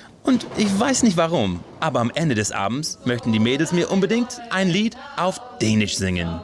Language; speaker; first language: German; non-native, learner; English